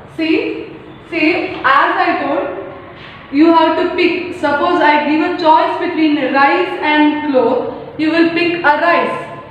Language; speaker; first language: English; non-native, local second language; Kannada